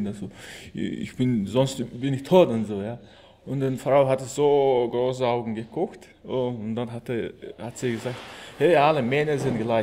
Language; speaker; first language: German; non-native, learner; Mongolian